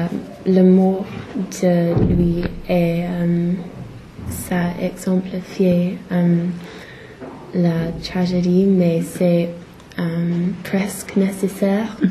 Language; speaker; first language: French; non-native, learner; English